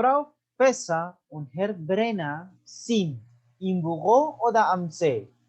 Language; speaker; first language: German; non-native, fluent; Spanish